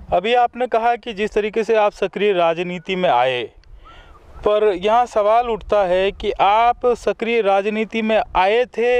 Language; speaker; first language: Hindi; native; Hindi